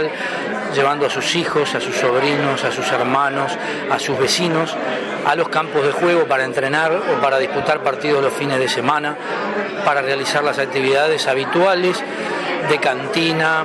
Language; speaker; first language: Spanish; native; Spanish